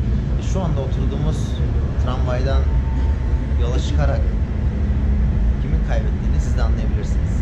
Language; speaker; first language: Turkish; native; Turkish